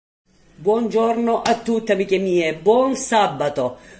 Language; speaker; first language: Italian; native; Italian